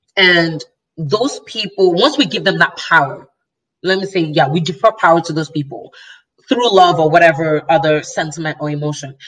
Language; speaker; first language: English; non-native, local second language; Yoruba